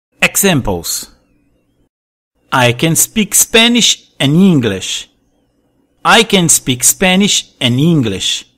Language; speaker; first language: English; non-native, fluent; Portuguese